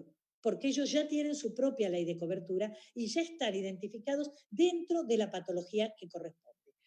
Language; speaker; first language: Spanish; native; Spanish